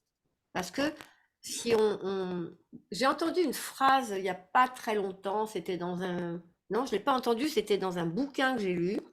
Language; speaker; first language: French; native; French